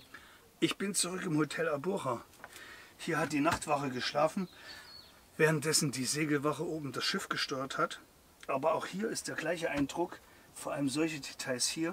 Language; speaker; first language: German; native; German